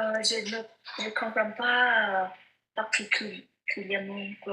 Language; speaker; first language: French; non-native, learner; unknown